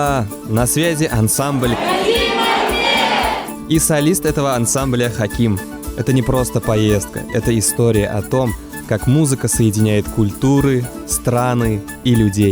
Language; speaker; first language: Russian; non-native, local second language; Tatar